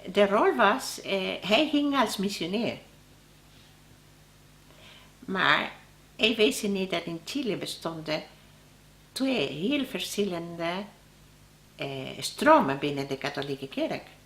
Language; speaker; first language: Dutch; non-native, learner; Spanish